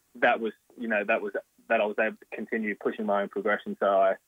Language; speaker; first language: English; native; English